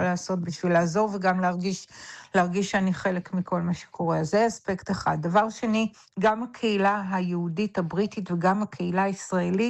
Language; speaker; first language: Hebrew; native; Hebrew